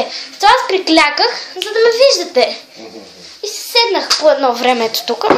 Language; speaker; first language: Bulgarian; early bilingual, heritage; Bulgarian